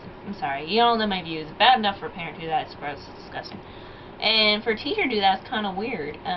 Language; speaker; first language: English; native; English